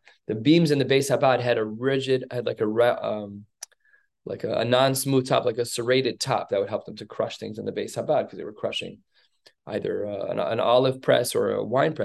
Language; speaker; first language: English; native; English